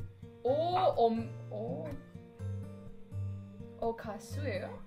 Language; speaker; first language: Korean; non-native, learner; Indonesian